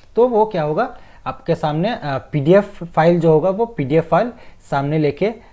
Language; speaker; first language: Hindi; non-native, fluent; Bangla